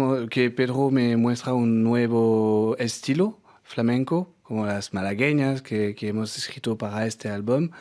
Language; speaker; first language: Spanish; non-native, learner; French